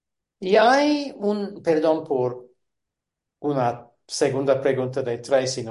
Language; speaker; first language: Spanish; non-native, fluent; English